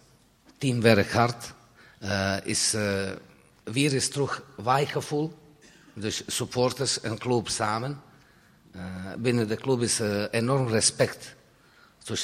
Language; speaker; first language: Dutch; non-native, fluent; Serbian